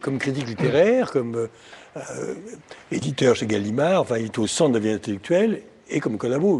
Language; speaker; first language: French; native; French